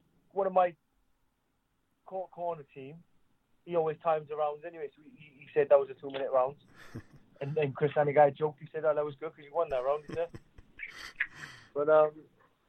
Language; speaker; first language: English; native; English